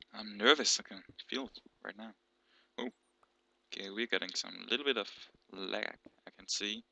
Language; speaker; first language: English; non-native, learner; Danish